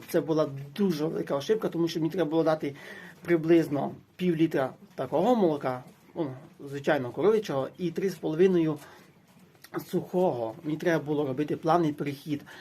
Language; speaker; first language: Ukrainian; native; Ukrainian